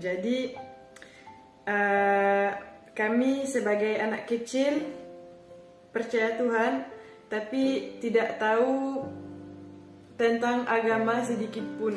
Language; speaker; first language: Indonesian; non-native, fluent; French